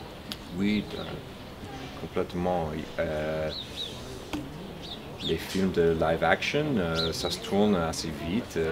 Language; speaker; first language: French; non-native, fluent; English